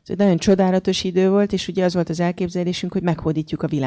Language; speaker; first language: Hungarian; native; Hungarian